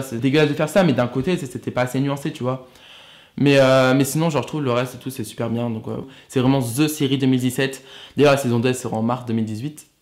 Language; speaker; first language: French; native; French